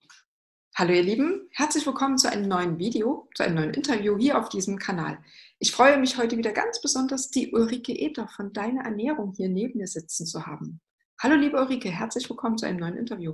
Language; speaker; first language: German; native; German